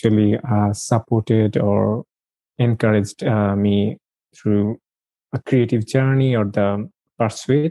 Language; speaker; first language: English; non-native, local second language; Bangla